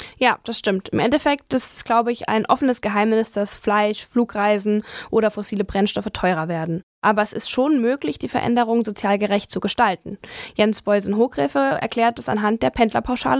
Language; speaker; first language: German; native; German